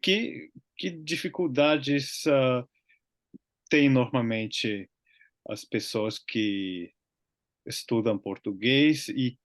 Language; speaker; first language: Portuguese; non-native, learner; Finnish